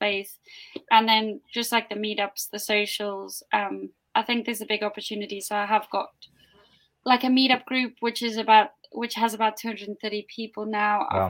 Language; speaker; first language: English; native; English